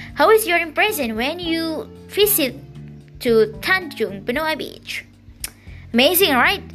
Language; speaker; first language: English; non-native, learner; Indonesian